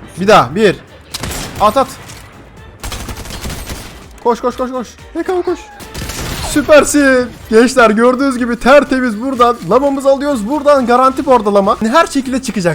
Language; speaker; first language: Turkish; native; Turkish